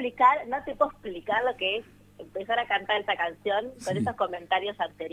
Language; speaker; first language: Spanish; native; Spanish